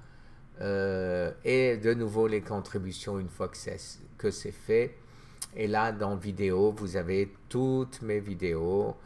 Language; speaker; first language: French; native; French